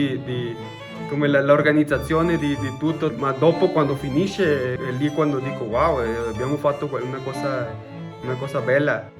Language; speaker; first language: Italian; non-native, fluent; Spanish